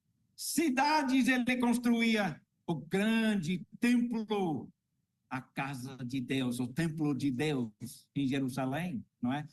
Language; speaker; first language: Portuguese; non-native, fluent; English